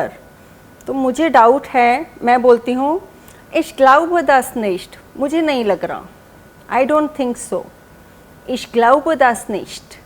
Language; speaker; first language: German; non-native, fluent; Hindi